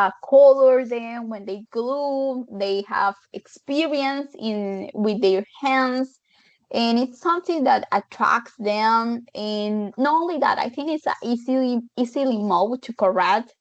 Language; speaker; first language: English; non-native, fluent; Spanish